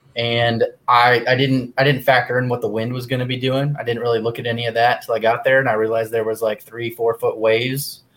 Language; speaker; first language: English; native; English